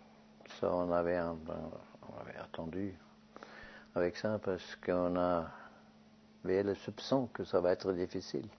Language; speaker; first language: French; non-native, fluent; Norwegian